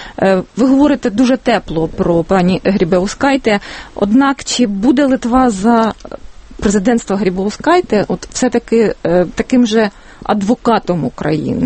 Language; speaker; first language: Ukrainian; native; Ukrainian